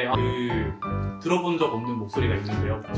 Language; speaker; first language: Korean; native; Korean